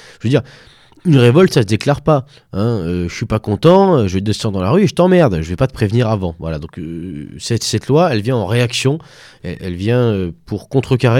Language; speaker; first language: French; native; French